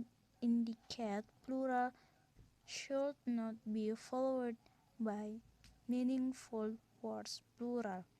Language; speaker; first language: English; non-native, learner; Indonesian